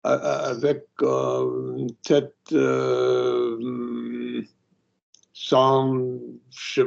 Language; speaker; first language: French; non-native, learner; English